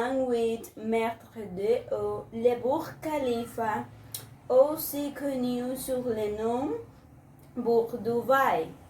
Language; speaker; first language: French; non-native, learner; Spanish